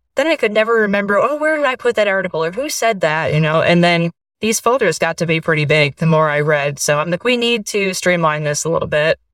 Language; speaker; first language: English; native; English